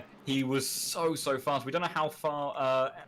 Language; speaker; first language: English; native; English